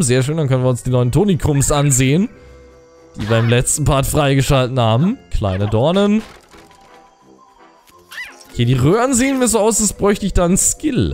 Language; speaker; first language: German; native; German